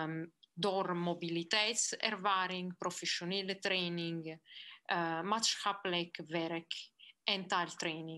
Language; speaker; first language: Dutch; non-native, fluent; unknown